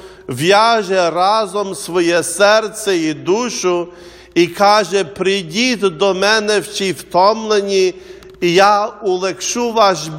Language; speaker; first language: Ukrainian; early bilingual, heritage; Ukrainian